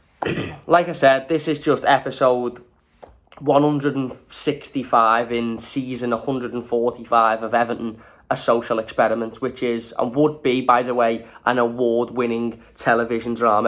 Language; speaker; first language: English; native; English